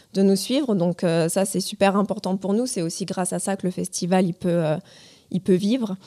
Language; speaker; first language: French; native; French